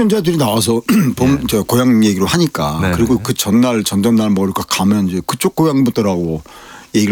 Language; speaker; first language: Korean; native; Korean